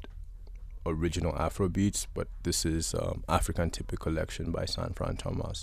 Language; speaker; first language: English; non-native, local second language; Ganda